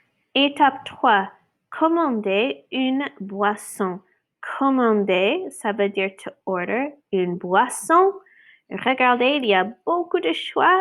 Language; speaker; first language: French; non-native, fluent; English